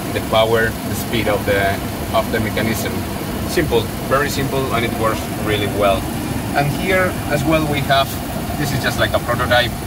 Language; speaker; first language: English; non-native, fluent; Spanish